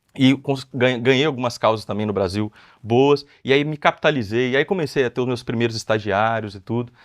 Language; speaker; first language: Portuguese; native; Portuguese